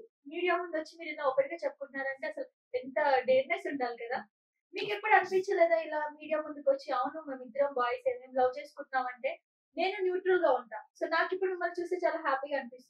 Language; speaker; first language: Telugu; native; Telugu